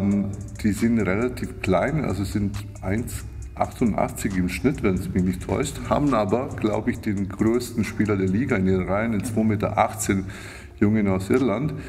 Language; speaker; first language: German; native; German